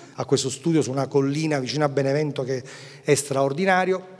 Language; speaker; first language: Italian; native; Italian